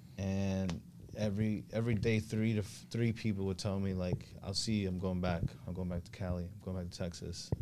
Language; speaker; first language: English; native; English